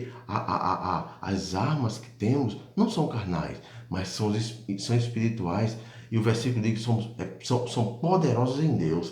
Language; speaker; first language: Portuguese; native; Portuguese